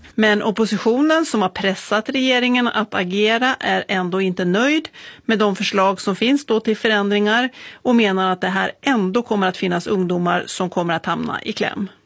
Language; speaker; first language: Swedish; native; Swedish